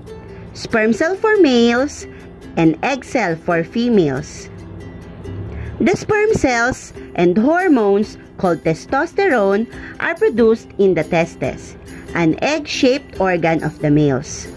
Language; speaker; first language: English; non-native, local second language; Filipino